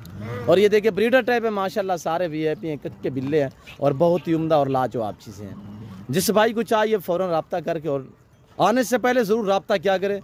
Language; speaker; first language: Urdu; non-native, local second language; Saraiki